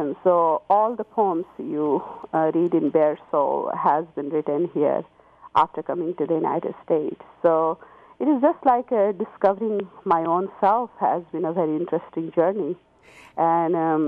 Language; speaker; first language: English; non-native, local second language; Hindi